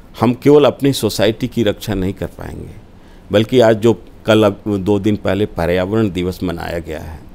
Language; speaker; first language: Hindi; native; Hindi